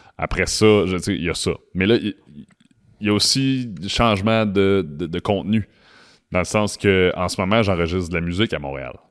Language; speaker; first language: French; native; French